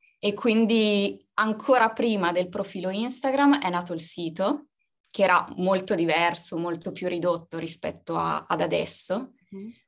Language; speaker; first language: Italian; native; Italian